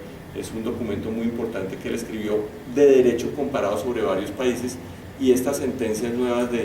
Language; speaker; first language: Spanish; native; Spanish